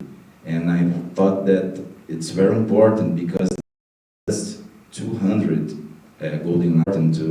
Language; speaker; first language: English; non-native, learner; Portuguese